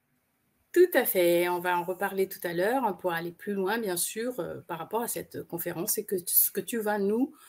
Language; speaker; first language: French; native; French